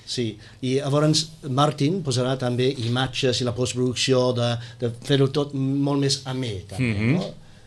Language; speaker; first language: Catalan; non-native, fluent; English